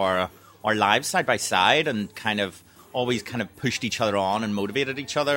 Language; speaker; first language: English; native; English